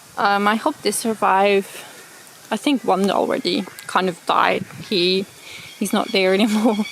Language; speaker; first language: English; non-native, fluent; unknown